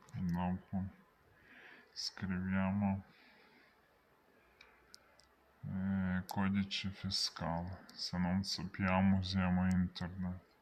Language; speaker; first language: Italian; non-native, learner; Ukrainian